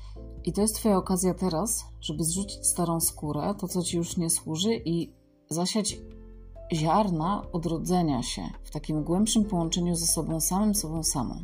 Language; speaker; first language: Polish; native; Polish